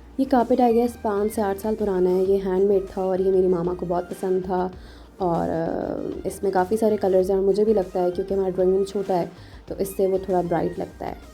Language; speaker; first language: Urdu; native; Urdu